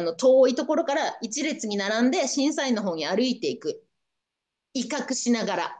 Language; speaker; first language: Japanese; native; Japanese